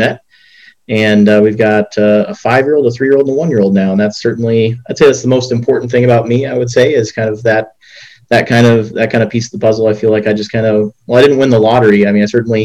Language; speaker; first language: English; native; English